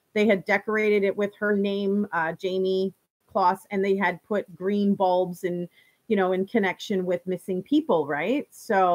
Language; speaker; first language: English; native; English